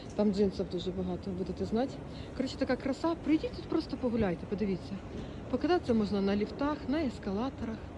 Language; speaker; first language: Ukrainian; native; Ukrainian